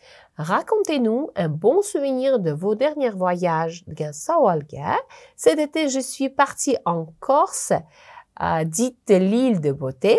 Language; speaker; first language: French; non-native, fluent; Uzbek